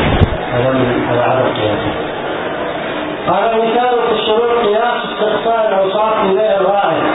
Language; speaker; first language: Arabic; native; Arabic